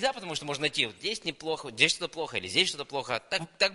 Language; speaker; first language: Russian; native; Russian